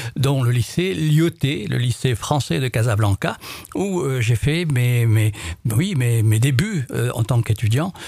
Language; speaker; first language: French; non-native, local second language; Arabic